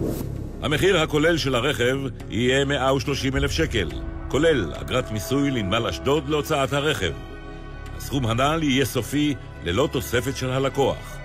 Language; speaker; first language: Hebrew; native; Hebrew